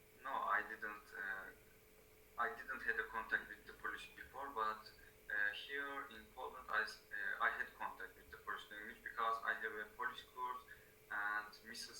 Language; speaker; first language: English; non-native, learner; Turkish